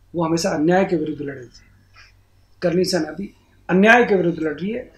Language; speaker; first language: Hindi; native; Hindi